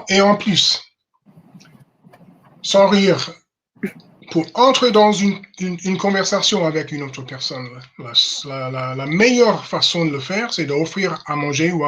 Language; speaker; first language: French; non-native, fluent; English